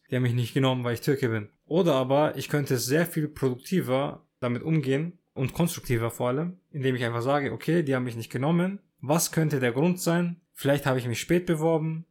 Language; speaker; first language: German; early bilingual, other home language; Turkish